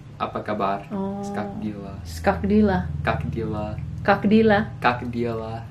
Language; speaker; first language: Indonesian; early bilingual, heritage; English